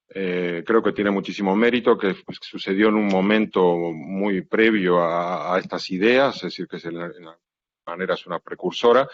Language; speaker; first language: Spanish; native; Spanish